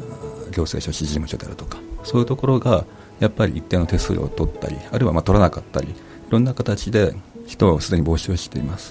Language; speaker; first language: Japanese; native; Japanese